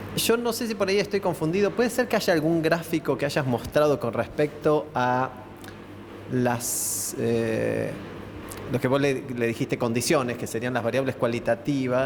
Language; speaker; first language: Spanish; native; Spanish